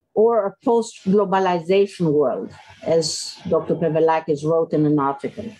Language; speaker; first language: English; non-native, fluent; Greek